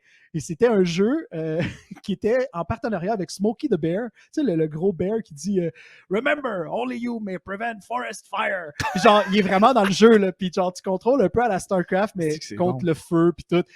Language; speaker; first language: French; native; French